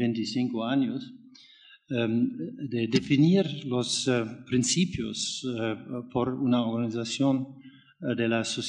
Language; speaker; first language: Spanish; non-native, learner; German